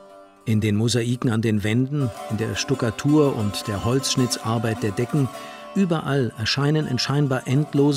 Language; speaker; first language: German; native; German